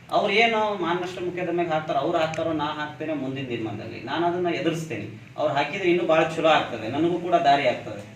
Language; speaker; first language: Kannada; non-native, local second language; Lambadi